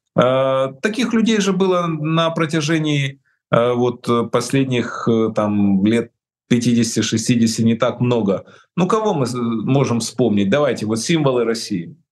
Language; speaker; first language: Russian; native; Russian